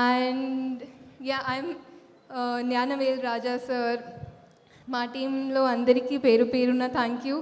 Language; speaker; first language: Telugu; non-native, fluent; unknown